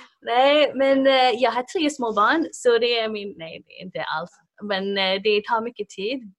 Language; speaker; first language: Swedish; non-native, fluent; English